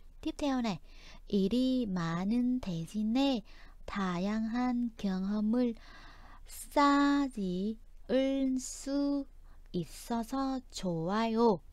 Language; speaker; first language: Korean; non-native, fluent; Vietnamese